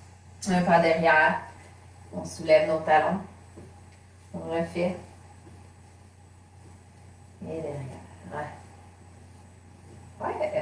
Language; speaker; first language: French; native; French